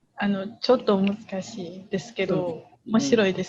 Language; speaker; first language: Japanese; non-native, learner; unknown